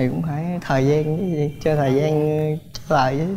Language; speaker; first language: Vietnamese; native; Vietnamese